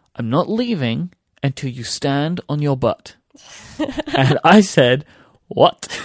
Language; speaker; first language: English; native; English